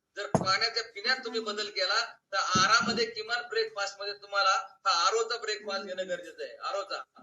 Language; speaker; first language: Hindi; non-native, local second language; Marathi